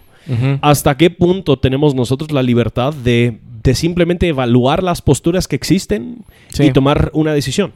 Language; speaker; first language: Spanish; non-native, fluent; English